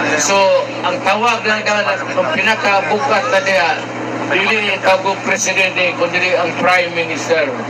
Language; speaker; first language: Filipino; non-native, local second language; Cebuano